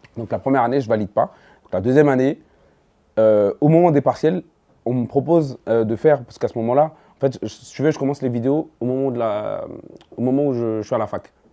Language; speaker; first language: French; early bilingual, other home language; Dyula